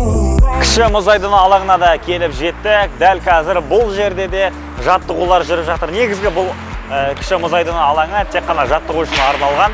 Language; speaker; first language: Kazakh; native; Kazakh